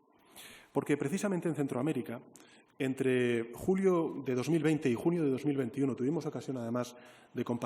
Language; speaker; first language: Spanish; native; Spanish